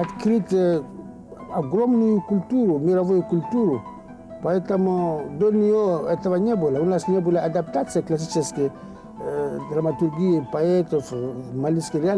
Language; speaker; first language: Russian; non-native, fluent; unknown